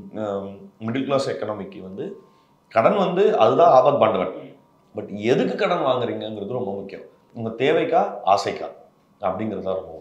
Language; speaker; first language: Tamil; native; Tamil